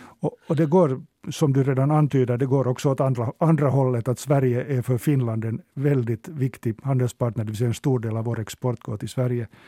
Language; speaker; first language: Swedish; native; Swedish